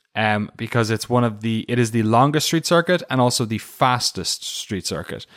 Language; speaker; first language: English; native; English